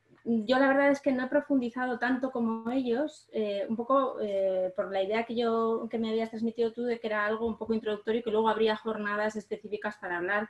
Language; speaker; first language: Spanish; native; Spanish